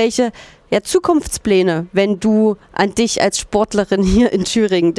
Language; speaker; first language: German; native; German